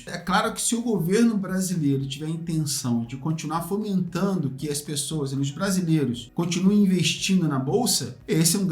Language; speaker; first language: Portuguese; native; Portuguese